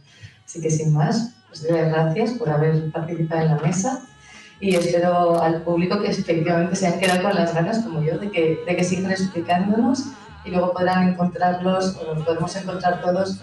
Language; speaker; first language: Spanish; native; Spanish